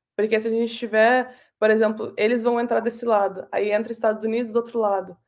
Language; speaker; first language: Portuguese; native; Portuguese